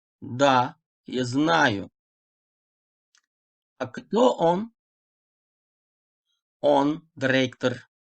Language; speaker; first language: Russian; non-native, fluent; Turkish